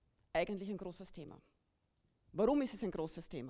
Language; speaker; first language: German; native; German